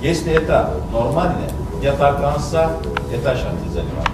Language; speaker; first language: Russian; non-native, learner; Turkish